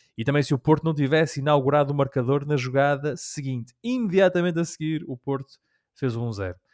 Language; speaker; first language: Portuguese; early bilingual, heritage; Portuguese